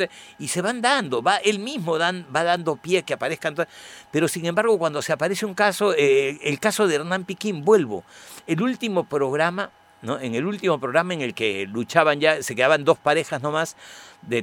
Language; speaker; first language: Spanish; native; Spanish